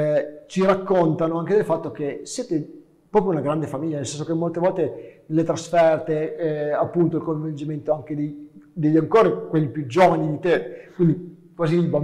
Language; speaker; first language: Italian; native; Italian